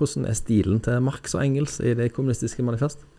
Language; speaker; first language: Norwegian; native; Norwegian